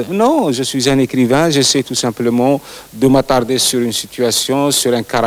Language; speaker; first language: French; non-native, local second language; Arabic